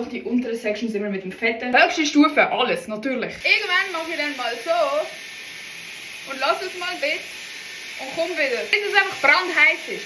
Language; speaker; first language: German; native; German